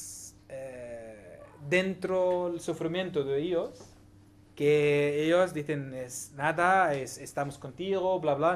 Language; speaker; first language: Spanish; non-native, learner; Arabic